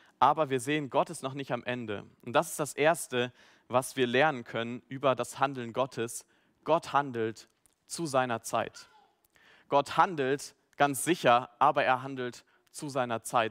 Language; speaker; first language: German; native; German